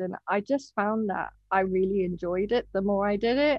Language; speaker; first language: English; non-native, local second language; Japanese